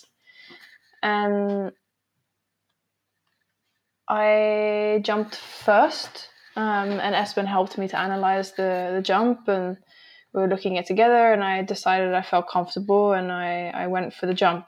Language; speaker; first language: English; native; English